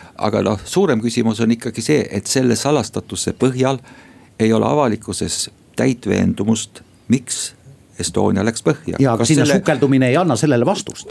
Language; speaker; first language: Estonian; native; Estonian